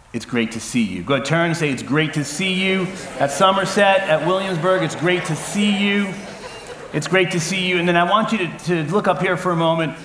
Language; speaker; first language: English; native; English